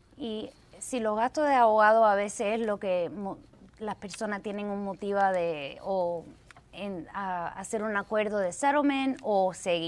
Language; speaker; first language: Spanish; early bilingual, heritage; Spanish